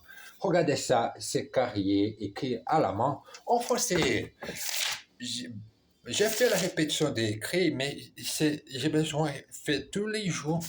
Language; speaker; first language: French; non-native, learner; Portuguese